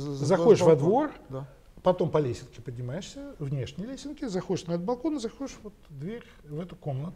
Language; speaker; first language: Russian; native; Russian